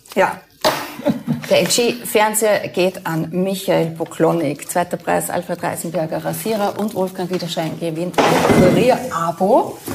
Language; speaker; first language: German; native; German